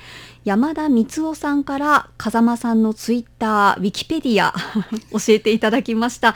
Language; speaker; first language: Japanese; native; Japanese